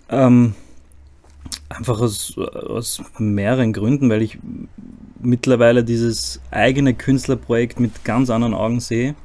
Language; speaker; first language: German; early bilingual, other home language; Croatian